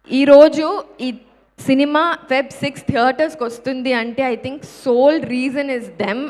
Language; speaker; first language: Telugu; native; Telugu